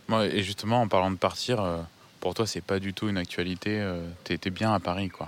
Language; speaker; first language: French; native; French